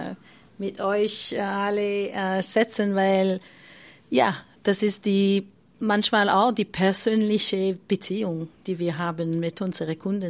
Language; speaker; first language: German; non-native, learner; French